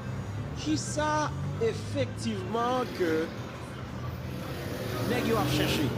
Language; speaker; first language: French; non-native, local second language; Haitian Creole